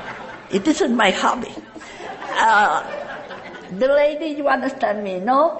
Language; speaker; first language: English; non-native, learner; Catalan